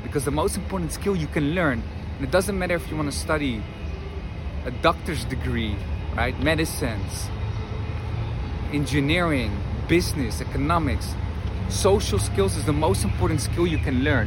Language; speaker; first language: English; non-native, fluent; Dutch